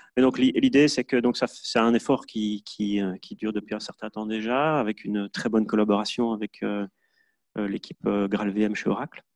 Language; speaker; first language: French; native; French